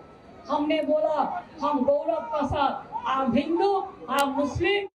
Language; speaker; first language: Hindi; non-native, local second language; Bangla